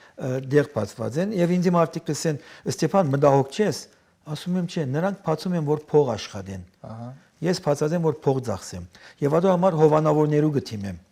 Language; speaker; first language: Armenian; early bilingual, heritage; Armenian